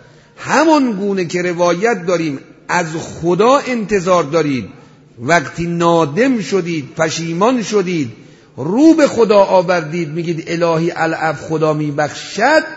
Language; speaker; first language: Persian; native; Persian